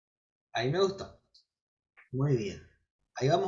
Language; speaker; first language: Spanish; native; Spanish